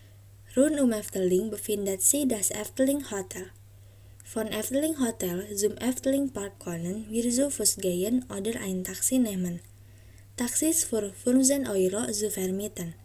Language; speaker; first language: German; non-native, learner; Indonesian